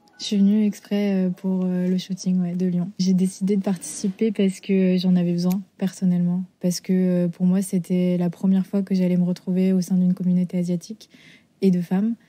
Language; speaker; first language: French; native; French